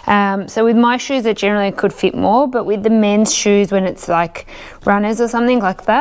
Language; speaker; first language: English; native; English